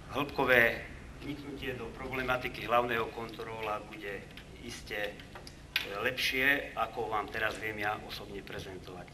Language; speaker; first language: Slovak; native; Slovak